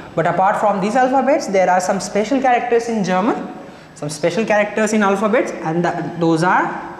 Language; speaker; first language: English; non-native, local second language; Marathi